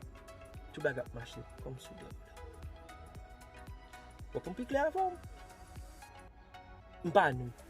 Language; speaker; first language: French; non-native, local second language; Haitian Creole